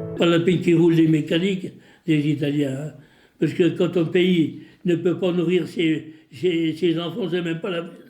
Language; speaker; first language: French; early bilingual, other home language; Italian